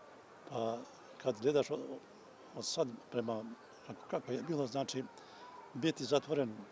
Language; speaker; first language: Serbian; non-native, local second language; Albanian